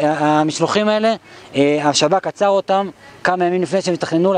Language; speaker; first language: Hebrew; native; Hebrew